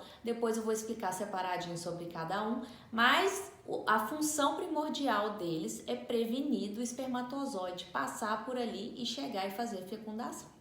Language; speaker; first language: Portuguese; native; Portuguese